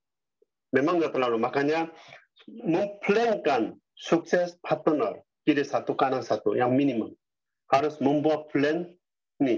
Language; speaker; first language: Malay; non-native, learner; Korean